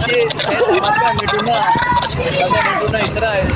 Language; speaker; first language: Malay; non-native, learner; Rohingya